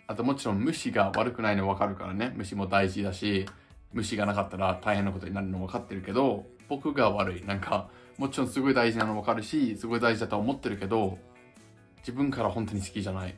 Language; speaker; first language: Japanese; non-native, fluent; English